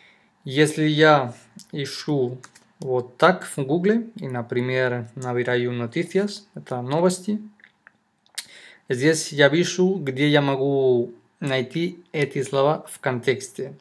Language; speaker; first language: Russian; non-native, fluent; Spanish